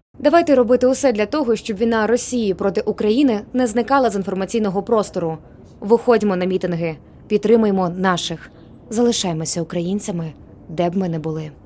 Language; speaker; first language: Ukrainian; native; Ukrainian